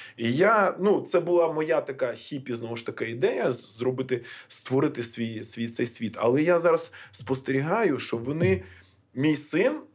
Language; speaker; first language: Ukrainian; non-native, local second language; Russian